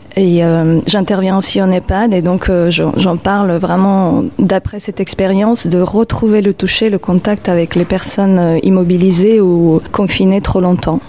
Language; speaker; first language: French; non-native, fluent; Spanish